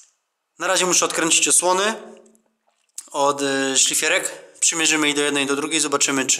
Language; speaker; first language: Polish; native; Polish